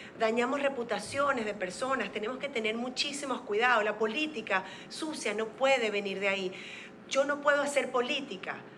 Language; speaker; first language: Spanish; native; Spanish